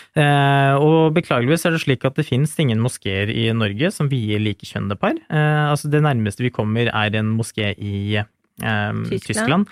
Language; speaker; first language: Norwegian; early bilingual, other home language; Urdu